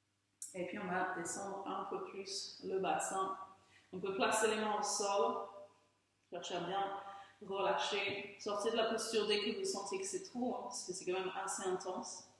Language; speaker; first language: French; native; French